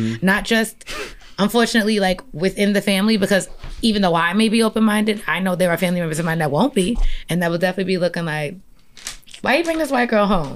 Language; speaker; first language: English; native; English